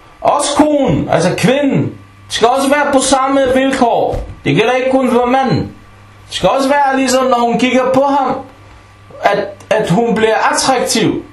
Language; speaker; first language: Danish; non-native, local second language; Arabic